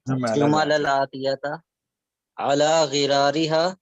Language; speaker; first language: Arabic; non-native, learner; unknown